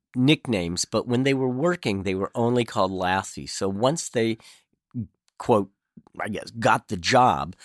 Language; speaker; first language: English; native; English